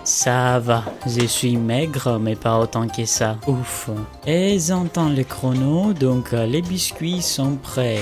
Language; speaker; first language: French; non-native, fluent; Greek